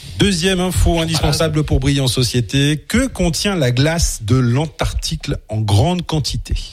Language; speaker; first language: French; native; French